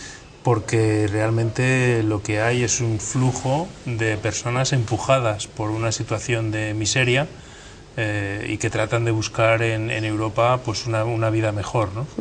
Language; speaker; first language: Spanish; native; Spanish